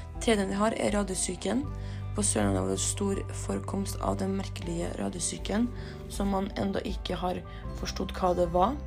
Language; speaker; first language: Norwegian; early bilingual, other home language; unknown